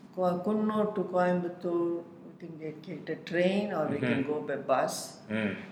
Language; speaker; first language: English; non-native, local second language; Tamil